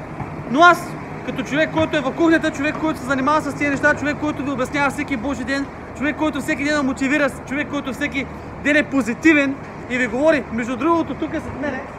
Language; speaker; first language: Bulgarian; native; Bulgarian